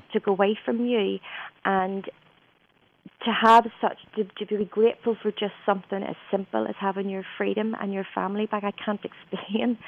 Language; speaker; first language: English; native; English